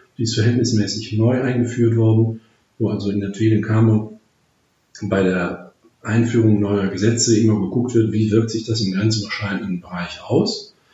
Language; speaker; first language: German; native; German